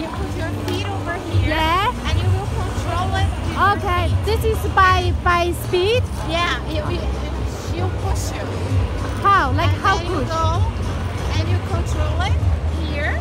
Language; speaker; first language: English; non-native, learner; Portuguese